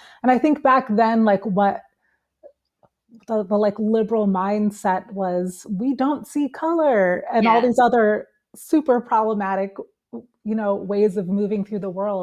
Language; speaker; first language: English; native; English